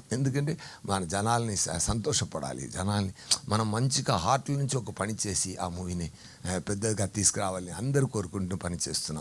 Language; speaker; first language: Telugu; non-native, fluent; Tamil